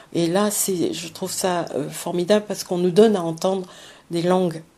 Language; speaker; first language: French; early bilingual, other home language; Vietnamese